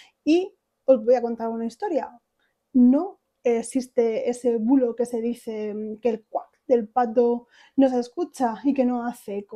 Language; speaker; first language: Spanish; native; Spanish